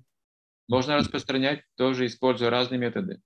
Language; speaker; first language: Russian; native; Russian